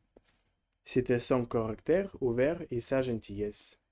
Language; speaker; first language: French; non-native, learner; Russian